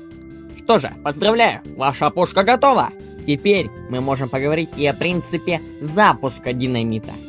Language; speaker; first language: Russian; native; Russian